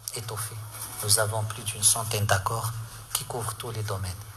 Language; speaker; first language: French; non-native, local second language; Arabic